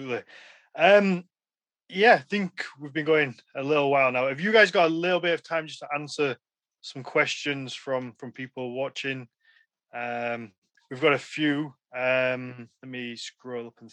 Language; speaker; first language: English; native; English